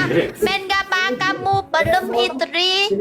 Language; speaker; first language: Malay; non-native, learner; Vietnamese